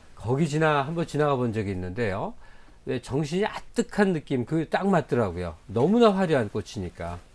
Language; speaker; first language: Korean; native; Korean